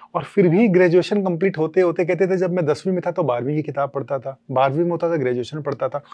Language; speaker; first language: Hindi; native; Hindi